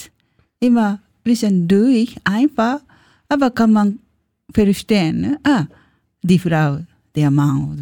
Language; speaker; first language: German; non-native, learner; Japanese